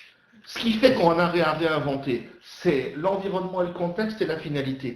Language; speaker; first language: French; native; French